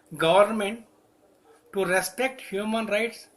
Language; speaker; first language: English; non-native, local second language; Telugu